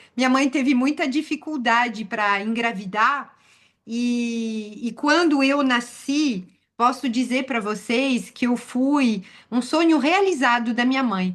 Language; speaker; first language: Portuguese; non-native, fluent; French